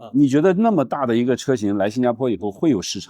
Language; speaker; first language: Chinese; native; Chinese